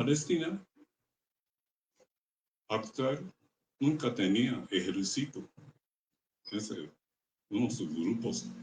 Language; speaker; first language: Spanish; non-native, learner; Japanese